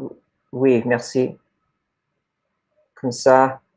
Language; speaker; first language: French; non-native, fluent; English